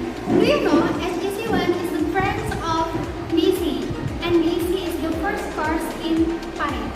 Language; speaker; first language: English; non-native, learner; Indonesian